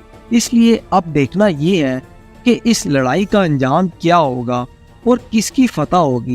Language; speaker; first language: Urdu; native; Urdu